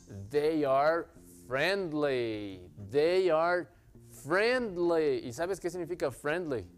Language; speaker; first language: English; non-native, fluent; Spanish